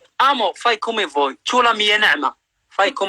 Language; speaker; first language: Italian; non-native, learner; Arabic